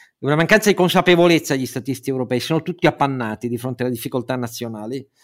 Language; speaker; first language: Italian; native; Italian